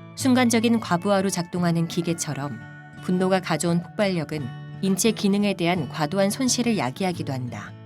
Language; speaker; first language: Korean; native; Korean